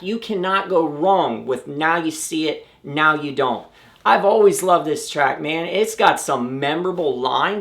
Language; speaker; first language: English; native; English